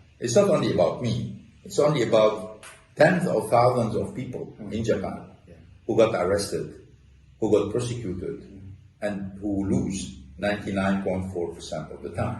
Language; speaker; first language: English; non-native, fluent; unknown